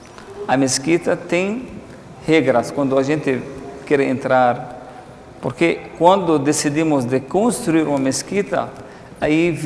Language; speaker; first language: Portuguese; non-native, fluent; Arabic